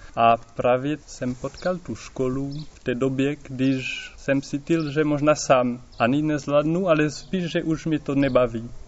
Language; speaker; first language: Czech; non-native, fluent; French